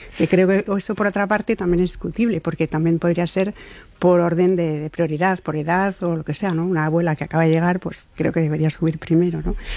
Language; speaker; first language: Spanish; non-native, fluent; French